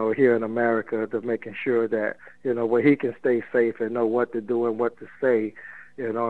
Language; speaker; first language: English; native; English